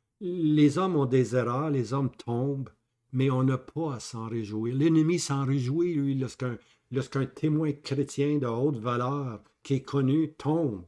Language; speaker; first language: French; native; French